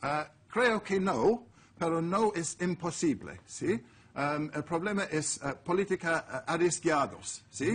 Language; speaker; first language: Spanish; non-native, learner; English